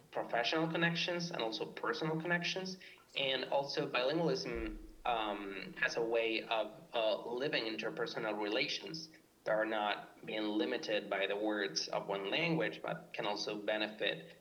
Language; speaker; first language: English; non-native, fluent; Spanish